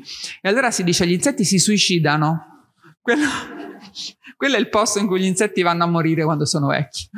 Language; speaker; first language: Italian; native; Italian